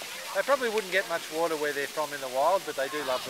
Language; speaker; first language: English; native; English